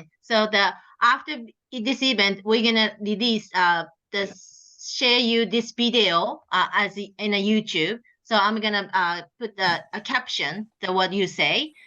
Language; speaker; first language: English; non-native, learner; Japanese